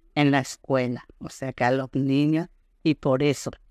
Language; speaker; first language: Spanish; native; Spanish